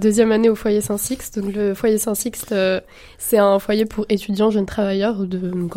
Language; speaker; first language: French; native; French